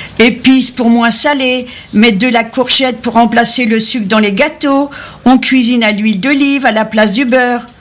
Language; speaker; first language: French; native; French